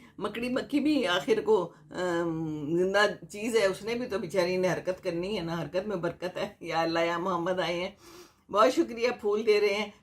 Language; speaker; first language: Urdu; native; Urdu